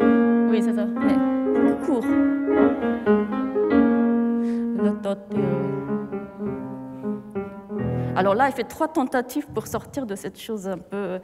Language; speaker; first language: French; non-native, fluent; Japanese